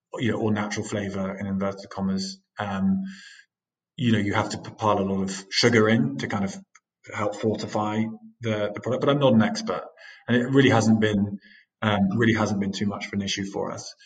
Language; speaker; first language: English; native; English